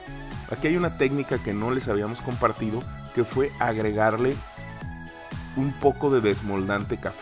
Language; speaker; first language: Spanish; native; Spanish